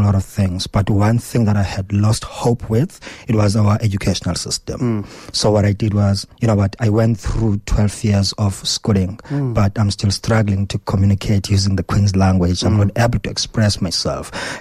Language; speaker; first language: English; non-native, local second language; Xhosa